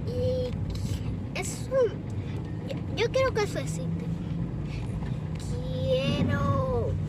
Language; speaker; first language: Spanish; early bilingual, other home language; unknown